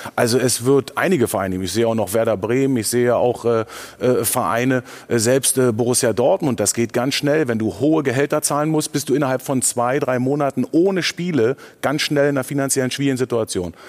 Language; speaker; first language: German; native; German